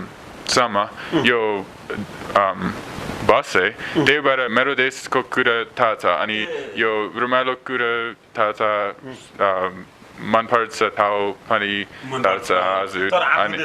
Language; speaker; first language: Nepali; non-native, learner; English